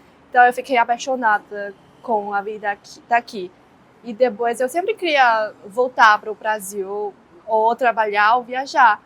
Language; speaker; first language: Portuguese; non-native, fluent; Chinese